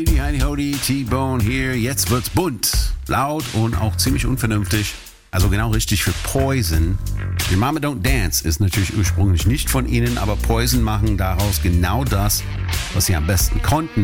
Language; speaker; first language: German; native; German